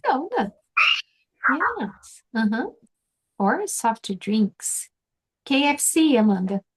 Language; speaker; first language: English; non-native, fluent; Portuguese